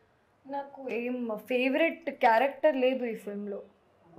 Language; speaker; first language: Telugu; non-native, learner; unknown